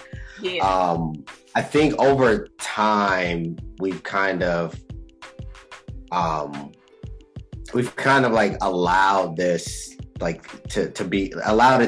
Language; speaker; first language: English; native; English